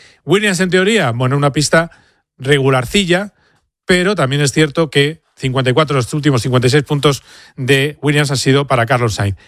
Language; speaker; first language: Spanish; native; Spanish